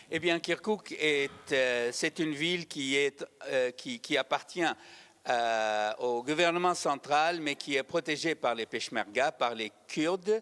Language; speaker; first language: French; non-native, fluent; Arabic